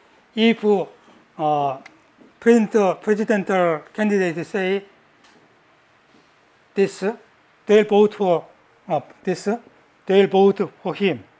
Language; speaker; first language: English; non-native, learner; Korean